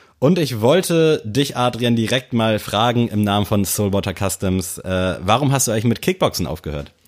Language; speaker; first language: German; native; German